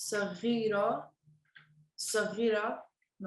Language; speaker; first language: Arabic; non-native, learner; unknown